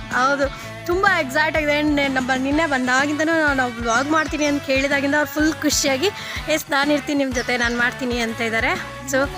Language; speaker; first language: Kannada; native; Kannada